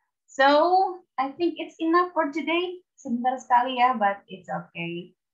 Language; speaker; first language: English; non-native, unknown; Indonesian